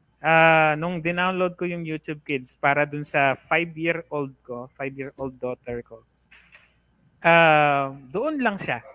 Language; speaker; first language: Filipino; native; Filipino